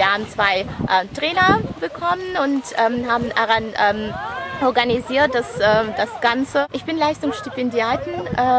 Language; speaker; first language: German; non-native, fluent; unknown